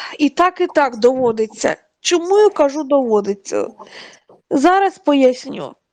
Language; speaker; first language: Ukrainian; non-native, fluent; Russian